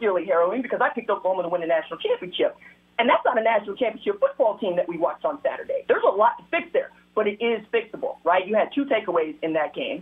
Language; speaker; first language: English; native; English